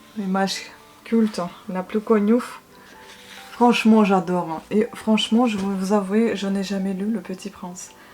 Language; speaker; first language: French; non-native, fluent; Russian